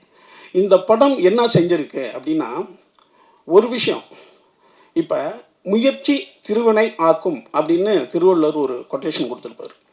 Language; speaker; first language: Tamil; native; Tamil